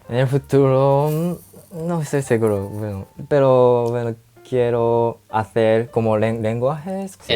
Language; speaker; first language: Spanish; non-native, fluent; Japanese